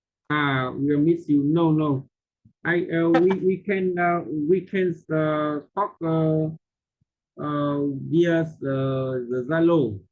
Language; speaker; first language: English; non-native, learner; Vietnamese